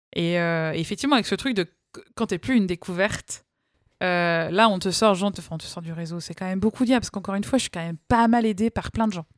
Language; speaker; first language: French; native; French